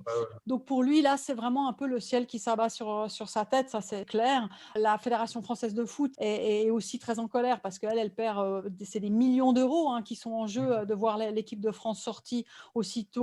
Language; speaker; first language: French; native; French